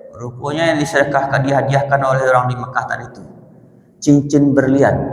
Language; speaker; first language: Malay; non-native, local second language; Minangkabau